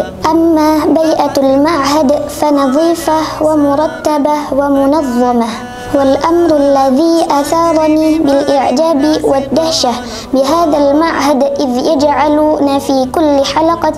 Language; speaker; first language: Arabic; non-native, learner; Indonesian